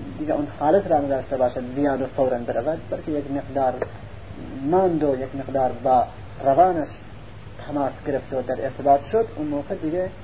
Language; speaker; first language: Persian; non-native, local second language; Central Kurdish